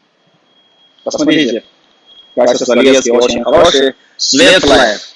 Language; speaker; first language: Russian; non-native, fluent; Chinese